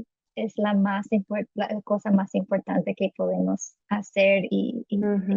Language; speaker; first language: Spanish; non-native, fluent; English